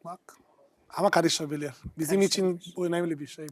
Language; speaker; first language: Turkish; non-native, fluent; Italian